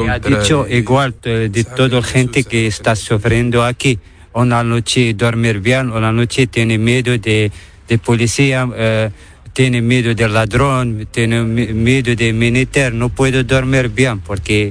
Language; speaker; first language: Spanish; non-native, learner; Arabic